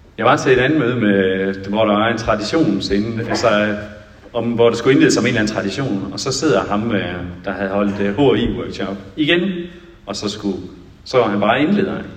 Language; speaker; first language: Danish; native; Danish